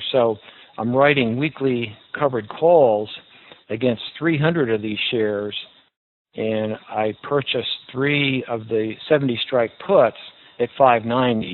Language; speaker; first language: English; native; English